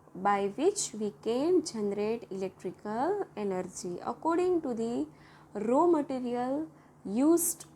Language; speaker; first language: English; non-native, local second language; Gujarati